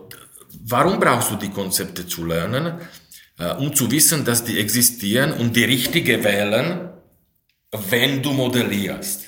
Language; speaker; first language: German; non-native, fluent; Slovak